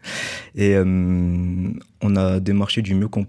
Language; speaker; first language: French; native; French